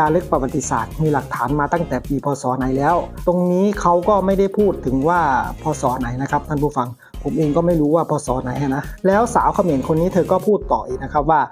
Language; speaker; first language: Thai; native; Thai